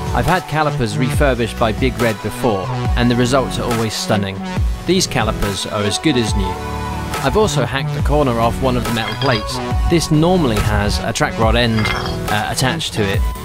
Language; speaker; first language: English; native; English